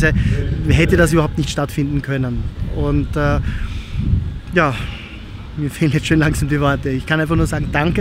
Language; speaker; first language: German; native; German